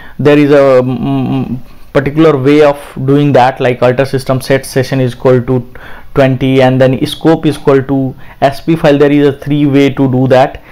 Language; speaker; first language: English; non-native, local second language; Hindi